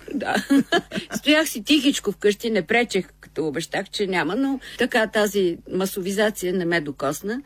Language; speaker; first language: Bulgarian; native; Bulgarian